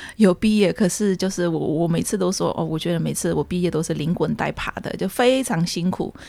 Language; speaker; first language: Chinese; early bilingual, heritage; Chinese